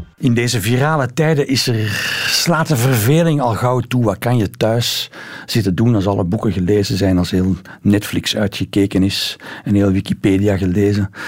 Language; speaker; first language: Dutch; native; Dutch